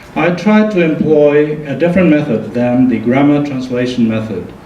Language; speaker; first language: English; non-native, fluent; Japanese